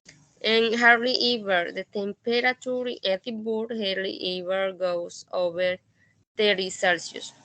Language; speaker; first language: English; non-native, fluent; Spanish